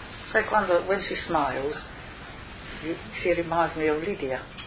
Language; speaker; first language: English; early bilingual, other home language; Friulian